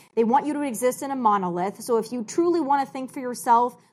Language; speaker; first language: English; native; English